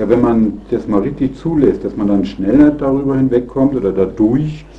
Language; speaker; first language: German; native; German